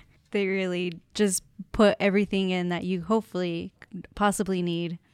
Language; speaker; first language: English; early bilingual, other home language; Spanish